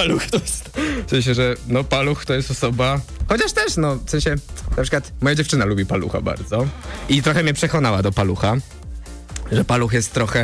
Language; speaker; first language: Polish; native; Polish